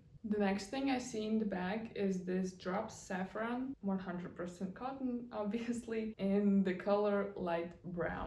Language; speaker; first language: English; non-native, fluent; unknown